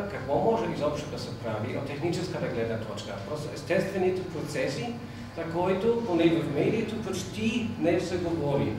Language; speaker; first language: Bulgarian; non-native, fluent; German